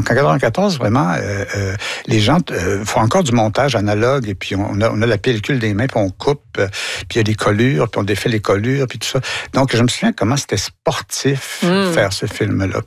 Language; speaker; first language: French; native; French